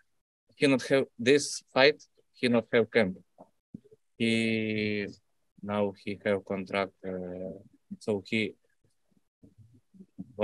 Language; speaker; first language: English; non-native, learner; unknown